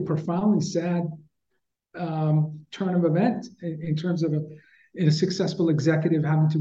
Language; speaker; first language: English; early bilingual, other home language; Persian